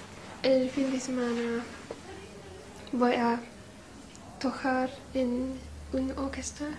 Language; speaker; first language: Spanish; non-native, learner; English